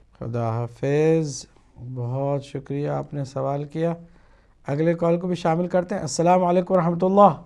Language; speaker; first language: Urdu; native; Urdu